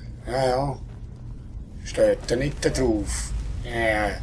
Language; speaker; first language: German; native; German